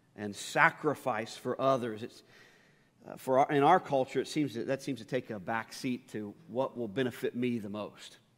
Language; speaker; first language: English; native; English